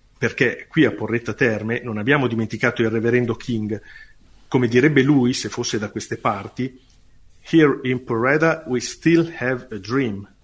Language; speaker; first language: Italian; native; Italian